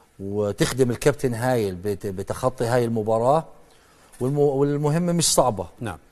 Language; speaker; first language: Arabic; native; Arabic